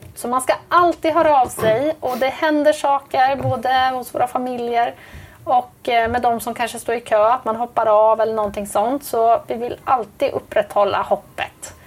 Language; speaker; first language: Swedish; native; Swedish